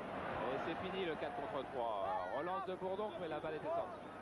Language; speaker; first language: French; native; French